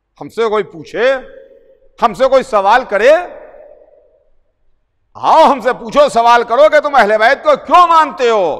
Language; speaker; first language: Urdu; native; Urdu